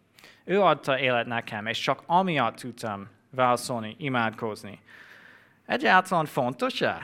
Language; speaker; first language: Hungarian; non-native, fluent; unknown